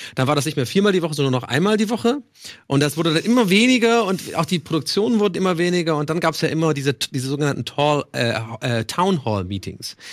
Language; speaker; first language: German; non-native, fluent; English